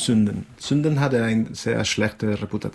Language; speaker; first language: German; non-native, learner; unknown